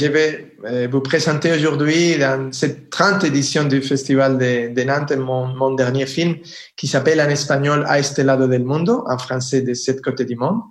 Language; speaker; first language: French; non-native, fluent; Spanish